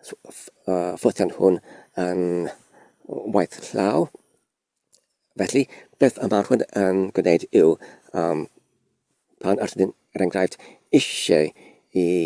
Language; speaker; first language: Welsh; non-native, learner; Polish